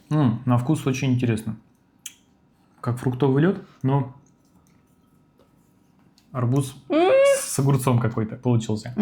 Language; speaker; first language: Russian; native; Russian